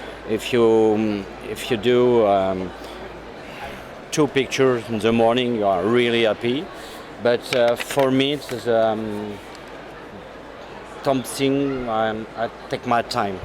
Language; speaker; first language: English; non-native, fluent; French